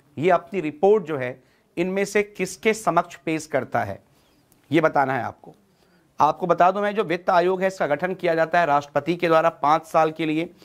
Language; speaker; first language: Hindi; native; Hindi